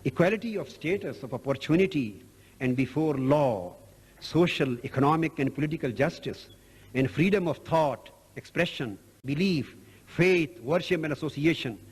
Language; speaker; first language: English; non-native, local second language; Punjabi